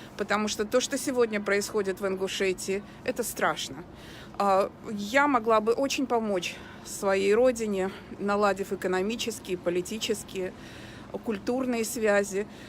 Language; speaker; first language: Russian; non-native, local second language; Ingush